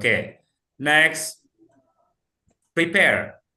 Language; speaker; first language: English; non-native, fluent; Indonesian